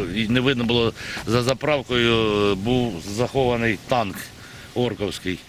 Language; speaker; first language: Ukrainian; native; Ukrainian